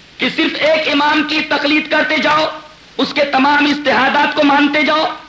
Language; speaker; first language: Urdu; native; Urdu